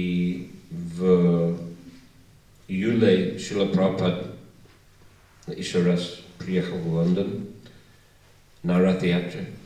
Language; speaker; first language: Russian; non-native, learner; English